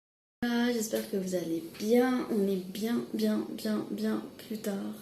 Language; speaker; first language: French; non-native, local second language; Arabic